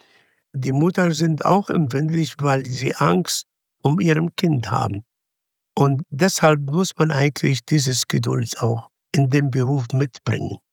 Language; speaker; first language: German; non-native, fluent; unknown